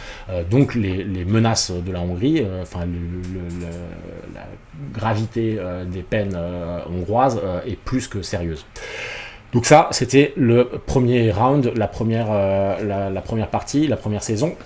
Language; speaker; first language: French; native; French